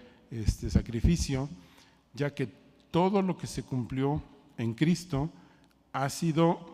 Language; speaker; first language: Spanish; native; Spanish